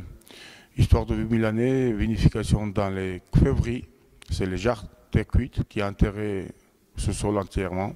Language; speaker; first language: French; non-native, fluent; Georgian